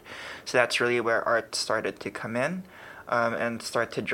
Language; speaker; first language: English; non-native, local second language; Filipino